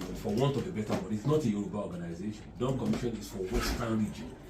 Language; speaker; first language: English; non-native, local second language; Yoruba